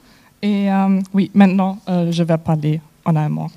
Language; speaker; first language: French; non-native, fluent; German